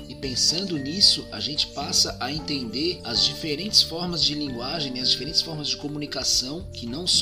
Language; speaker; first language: Portuguese; native; Portuguese